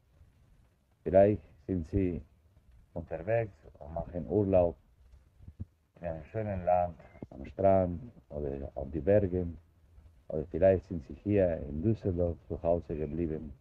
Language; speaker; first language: German; non-native, fluent; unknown